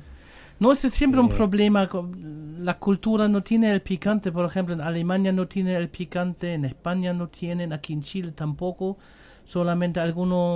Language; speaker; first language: Spanish; non-native, learner; German